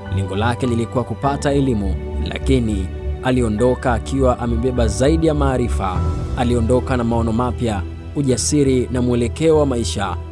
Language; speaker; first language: Swahili; native; Swahili